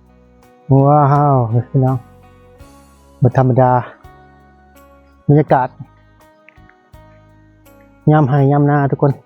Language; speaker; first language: Thai; non-native, local second language; Lao